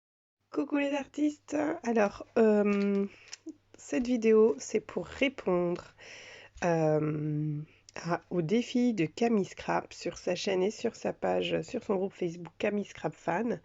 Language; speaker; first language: French; native; French